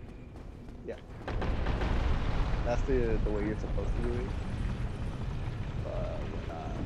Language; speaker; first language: English; native; English